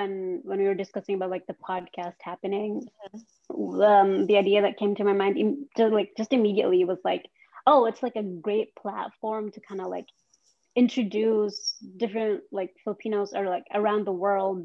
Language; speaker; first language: English; non-native, local second language; Cebuano